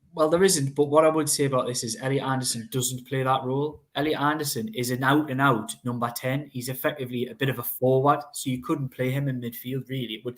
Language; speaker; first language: English; native; English